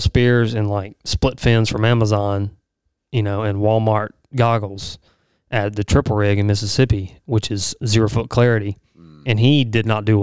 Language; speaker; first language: English; native; English